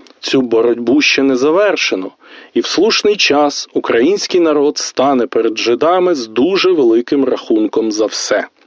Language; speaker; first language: Ukrainian; native; Ukrainian